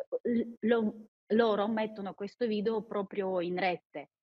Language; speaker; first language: Italian; non-native, fluent; Ukrainian